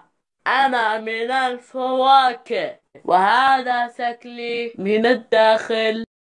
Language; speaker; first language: Arabic; non-native, learner; Malayalam